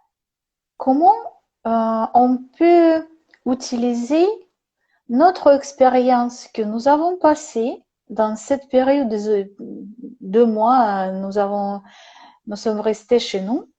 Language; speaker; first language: French; non-native, learner; Russian